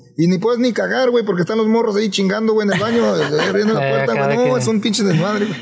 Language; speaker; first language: Spanish; early bilingual, heritage; Spanish